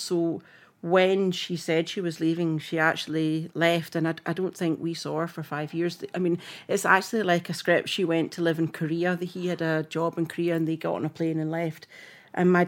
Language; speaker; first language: English; native; English